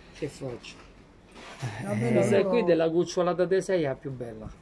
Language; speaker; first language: Italian; native; Italian